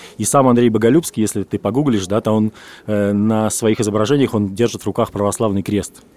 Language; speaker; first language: Russian; native; Russian